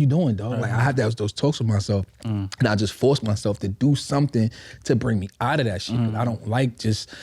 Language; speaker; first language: English; native; English